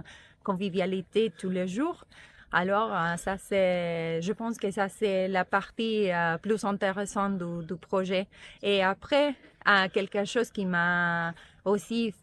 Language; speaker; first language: French; non-native, fluent; Spanish